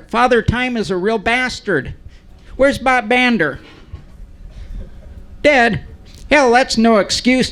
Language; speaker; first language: English; native; English